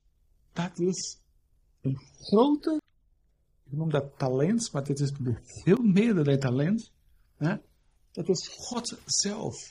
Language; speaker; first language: Dutch; non-native, fluent; Portuguese